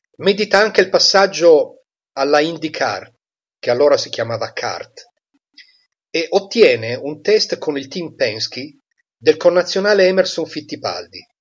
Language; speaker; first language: Italian; native; Italian